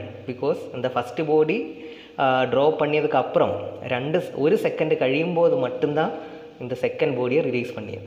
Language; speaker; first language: Tamil; non-native, local second language; Malayalam